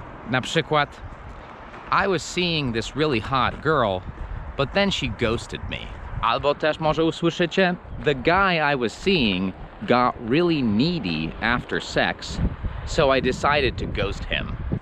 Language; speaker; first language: English; native; English